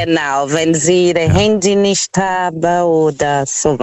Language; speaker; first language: German; non-native, fluent; Portuguese